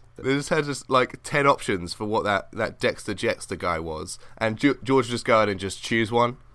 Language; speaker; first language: English; native; English